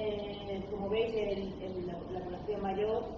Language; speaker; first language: Spanish; native; Spanish